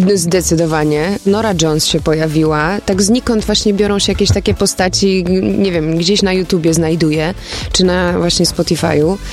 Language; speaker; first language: Polish; early bilingual, other home language; German